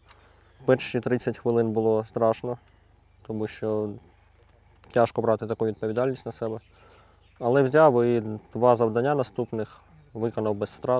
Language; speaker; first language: Ukrainian; native; Ukrainian